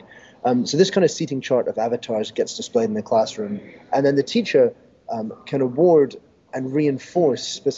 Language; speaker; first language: English; native; English